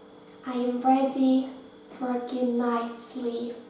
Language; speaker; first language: English; non-native, fluent; Norwegian